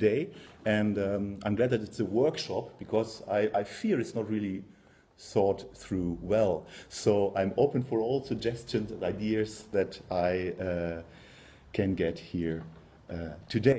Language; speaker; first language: English; non-native, fluent; German